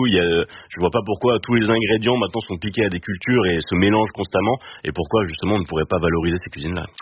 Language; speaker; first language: French; native; French